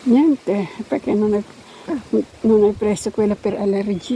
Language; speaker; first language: Italian; non-native, learner; Filipino